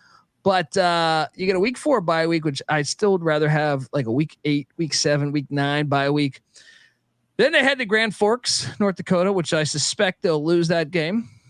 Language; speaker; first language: English; native; English